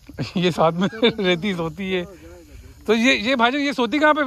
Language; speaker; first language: Hindi; native; Hindi